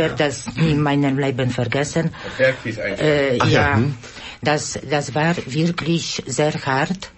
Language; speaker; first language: German; non-native, learner; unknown